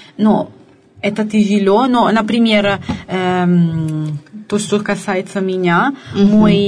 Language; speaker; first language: Russian; non-native, fluent; Italian